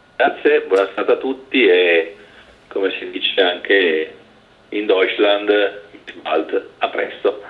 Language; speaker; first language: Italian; native; Italian